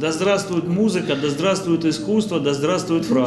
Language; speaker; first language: Russian; native; Russian